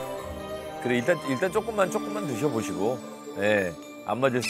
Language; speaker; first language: Korean; native; Korean